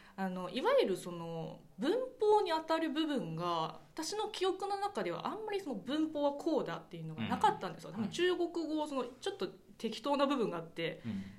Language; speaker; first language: Japanese; non-native, fluent; Chinese